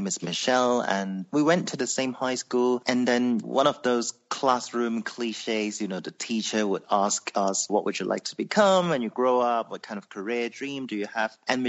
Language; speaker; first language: English; non-native, local second language; Cantonese